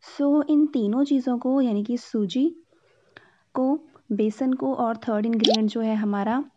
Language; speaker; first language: Hindi; non-native, local second language; Punjabi